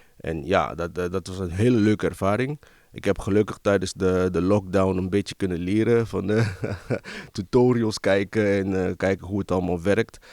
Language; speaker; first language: Dutch; early bilingual, other home language; Lingala